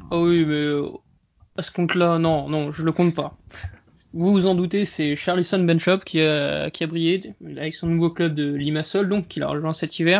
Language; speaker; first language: French; native; French